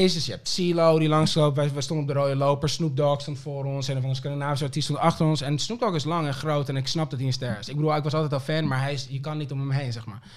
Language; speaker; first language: Dutch; early bilingual, other home language; Papiamento